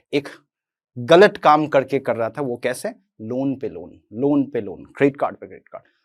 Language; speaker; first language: Hindi; non-native, local second language; Assamese